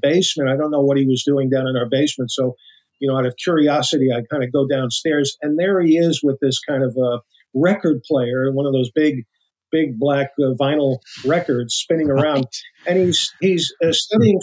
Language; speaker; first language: English; native; English